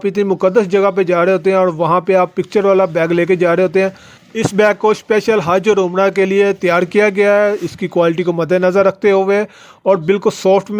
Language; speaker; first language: Hindi; non-native, local second language; Punjabi